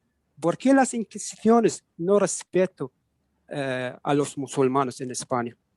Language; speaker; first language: Spanish; non-native, learner; Arabic